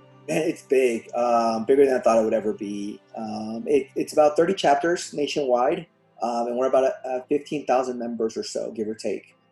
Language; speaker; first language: English; early bilingual, other home language; Spanish